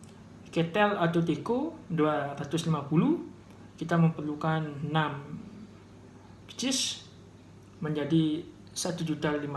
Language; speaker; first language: Indonesian; native; Indonesian